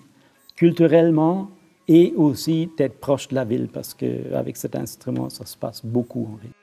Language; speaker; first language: French; non-native, fluent; German